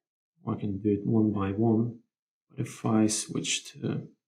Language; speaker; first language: English; non-native, fluent; Lithuanian